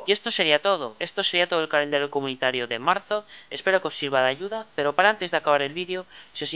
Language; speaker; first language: Spanish; native; Spanish